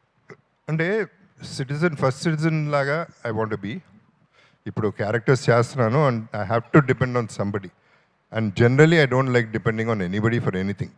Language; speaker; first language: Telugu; native; Telugu